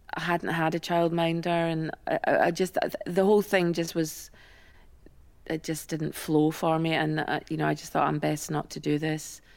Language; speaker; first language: English; native; English